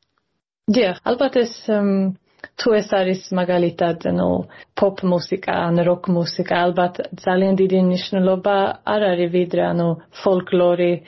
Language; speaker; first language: Georgian; early bilingual, heritage; Georgian